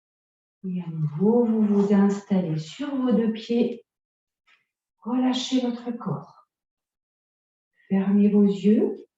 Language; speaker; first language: French; native; French